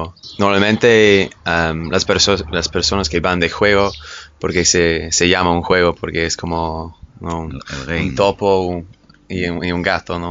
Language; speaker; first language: Spanish; non-native, fluent; English